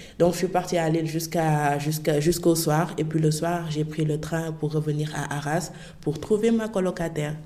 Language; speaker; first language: French; non-native, local second language; Wolof